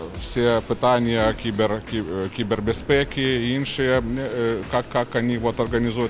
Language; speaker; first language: Ukrainian; non-native, learner; Lithuanian